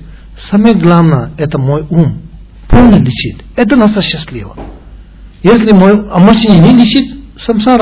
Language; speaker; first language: Russian; non-native, learner; Tibetan